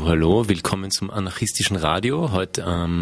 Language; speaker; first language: German; native; German